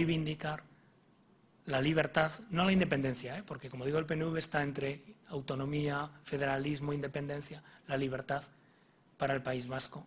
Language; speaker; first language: Spanish; native; Spanish